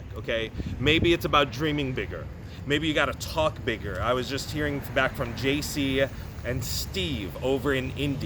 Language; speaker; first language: English; native; English